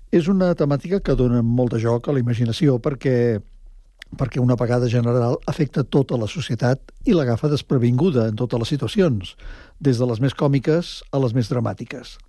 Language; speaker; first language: Catalan; native; Catalan